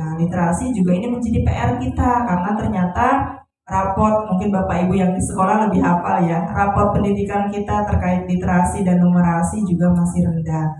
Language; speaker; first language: Indonesian; non-native, local second language; Sundanese